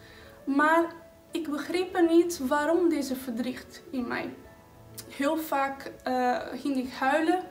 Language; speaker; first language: Dutch; non-native, fluent; Portuguese